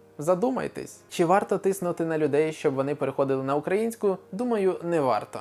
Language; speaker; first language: Ukrainian; non-native, local second language; Russian